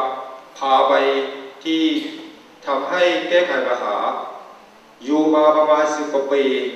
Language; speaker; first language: Thai; non-native, fluent; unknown